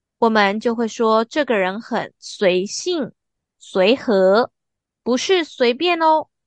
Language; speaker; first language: Chinese; native; Chinese